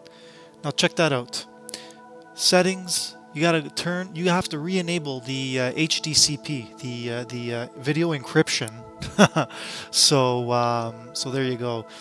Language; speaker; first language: English; native; English